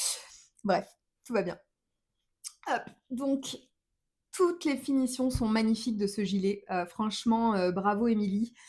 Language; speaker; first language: French; native; French